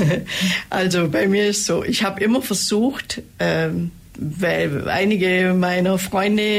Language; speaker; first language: German; native; German